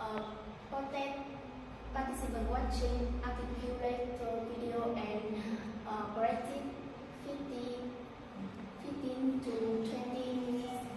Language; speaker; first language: English; non-native, learner; Vietnamese